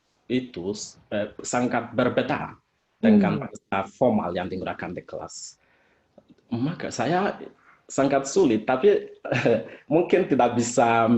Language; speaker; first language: Indonesian; non-native, fluent; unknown